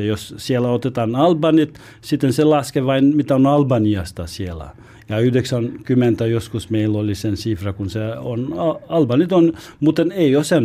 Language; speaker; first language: Finnish; non-native, learner; Albanian